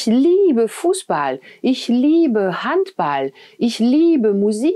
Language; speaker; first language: German; non-native, fluent; French